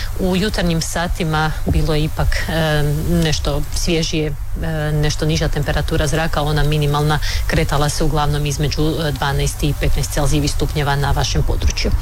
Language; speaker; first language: Croatian; native; Croatian